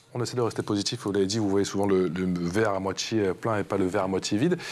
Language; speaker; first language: French; native; French